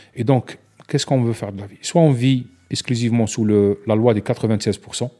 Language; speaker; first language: French; non-native, local second language; Arabic